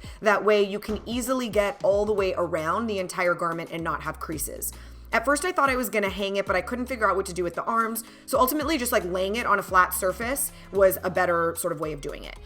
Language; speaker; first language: English; native; English